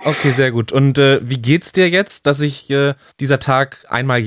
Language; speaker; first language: German; native; German